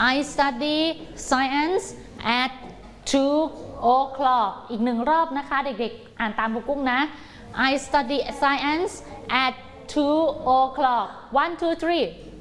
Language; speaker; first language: Thai; native; Thai